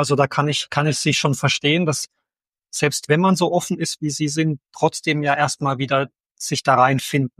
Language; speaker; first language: German; native; German